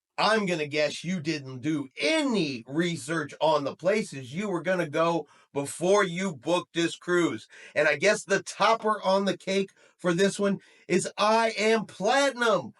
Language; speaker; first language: English; native; English